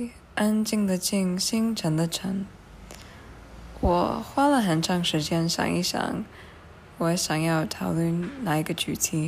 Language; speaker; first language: Chinese; non-native, fluent; English